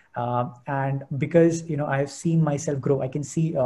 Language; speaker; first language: English; non-native, local second language; Hindi